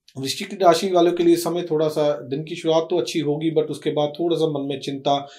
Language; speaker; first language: Hindi; native; Hindi